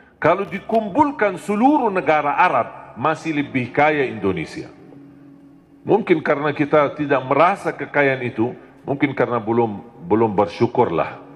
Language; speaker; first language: Malay; non-native, fluent; Arabic